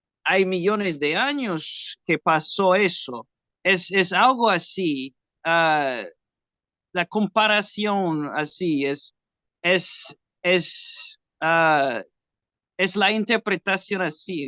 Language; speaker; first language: Spanish; non-native, learner; English